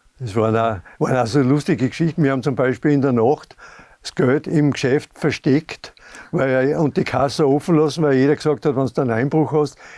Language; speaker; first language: German; native; German